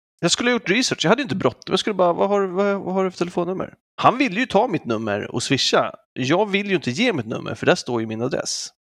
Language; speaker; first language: Swedish; native; Swedish